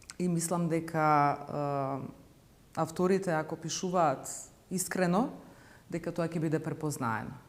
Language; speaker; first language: Macedonian; native; Macedonian